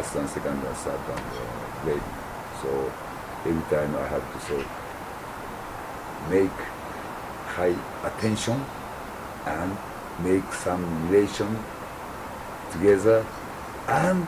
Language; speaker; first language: English; non-native, learner; Japanese